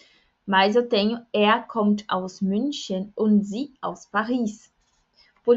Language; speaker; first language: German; non-native, fluent; Portuguese